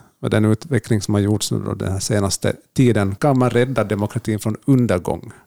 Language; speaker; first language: Swedish; native; Swedish